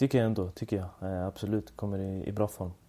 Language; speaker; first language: Swedish; early bilingual, other home language; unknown